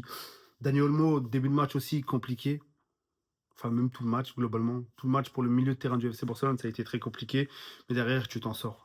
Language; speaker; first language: French; native; French